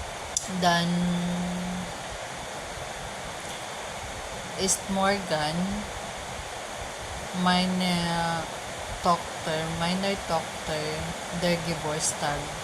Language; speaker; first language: German; non-native, learner; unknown